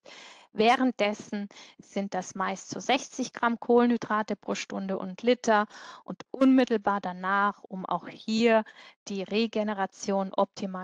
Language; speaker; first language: German; native; German